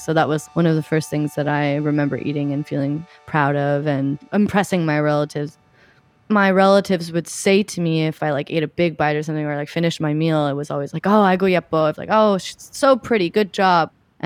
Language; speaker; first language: English; native; English